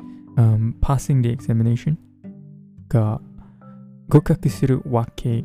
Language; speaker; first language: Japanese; non-native, fluent; English